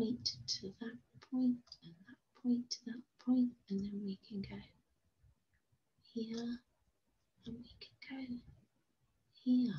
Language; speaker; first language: English; native; English